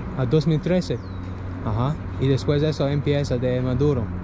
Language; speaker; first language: Spanish; non-native, learner; English